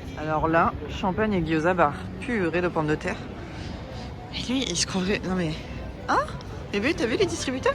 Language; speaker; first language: French; native; French